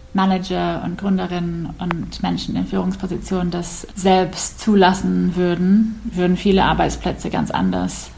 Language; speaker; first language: German; non-native, fluent; English